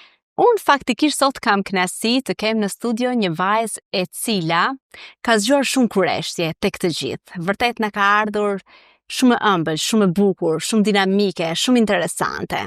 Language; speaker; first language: Albanian; native; Albanian